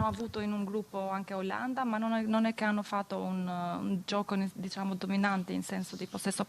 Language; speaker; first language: Italian; non-native, fluent; Albanian